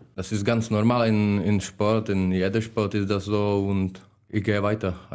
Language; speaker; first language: German; non-native, learner; Czech